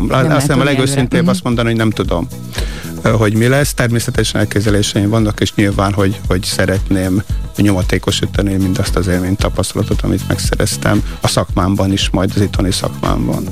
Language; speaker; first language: Hungarian; native; Hungarian